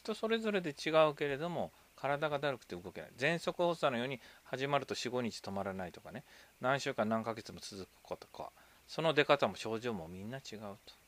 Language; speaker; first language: Japanese; native; Japanese